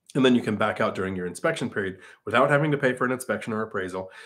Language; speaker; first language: English; native; English